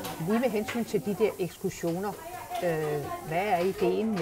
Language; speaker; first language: Danish; native; Danish